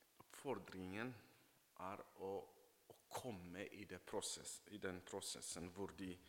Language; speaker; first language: Norwegian; non-native, fluent; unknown